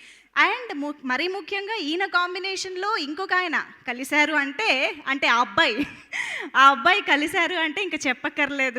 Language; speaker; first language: Telugu; native; Telugu